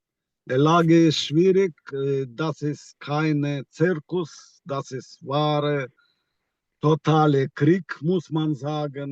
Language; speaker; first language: German; non-native, fluent; Ukrainian